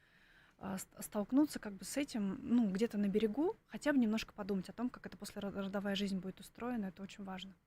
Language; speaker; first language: Russian; native; Russian